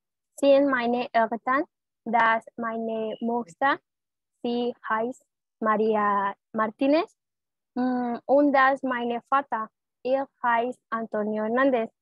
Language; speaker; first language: German; non-native, learner; Spanish